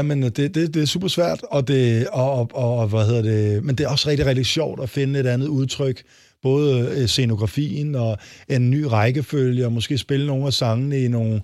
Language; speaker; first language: Danish; native; Danish